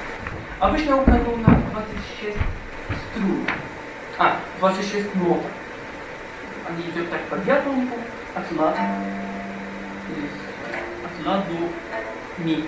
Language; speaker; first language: Russian; non-native, fluent; Arabic